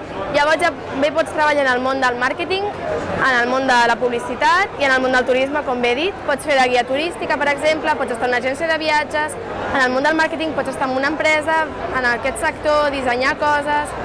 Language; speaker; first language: Catalan; native; Catalan